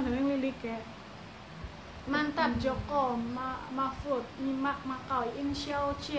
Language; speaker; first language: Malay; non-native, local second language; Javanese